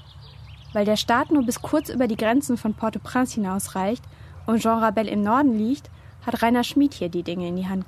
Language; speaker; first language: German; native; German